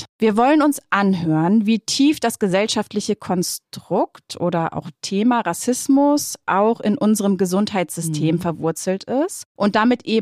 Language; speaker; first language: German; native; German